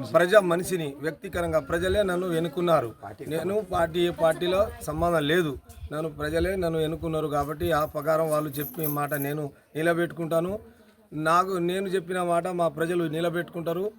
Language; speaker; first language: Telugu; non-native, local second language; Lambadi